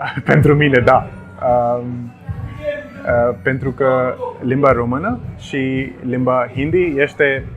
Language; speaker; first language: Romanian; non-native, learner; Hindi